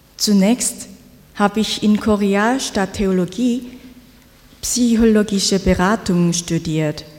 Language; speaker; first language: German; non-native, fluent; Korean